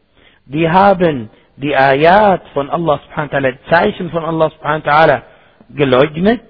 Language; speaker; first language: German; non-native, fluent; Arabic